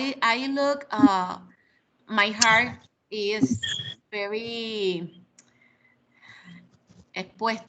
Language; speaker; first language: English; non-native, learner; Spanish